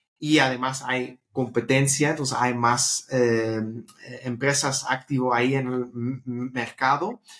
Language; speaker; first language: Spanish; non-native, fluent; Dutch